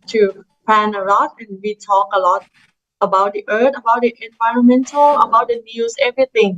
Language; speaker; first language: English; non-native, learner; Thai